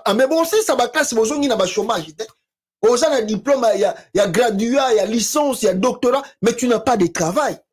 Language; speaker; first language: French; non-native, local second language; Lingala